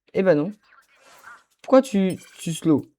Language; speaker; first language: French; native; French